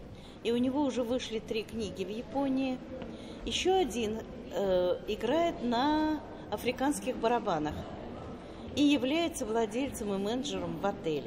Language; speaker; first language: Russian; native; Russian